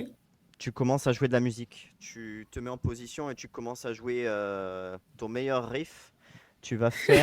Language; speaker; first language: French; native; French